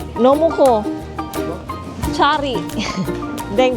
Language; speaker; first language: Korean; non-native, learner; Filipino